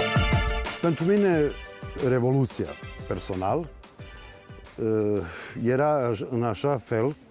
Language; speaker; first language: Romanian; early bilingual, heritage; Serbian